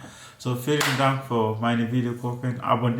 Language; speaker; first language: German; non-native, learner; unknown